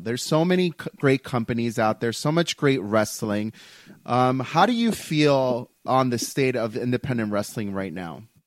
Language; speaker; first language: English; native; English